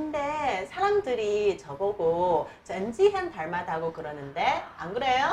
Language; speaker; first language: Korean; non-native, fluent; Chinese